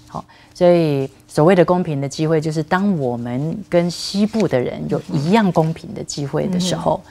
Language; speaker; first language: Chinese; native; Chinese